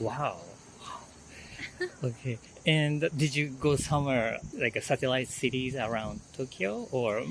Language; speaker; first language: English; non-native, fluent; Japanese